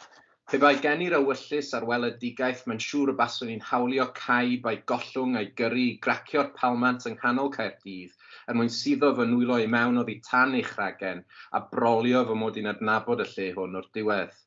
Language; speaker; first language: Welsh; native; Welsh